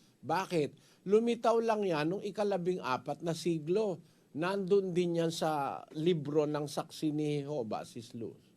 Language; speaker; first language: Filipino; native; Filipino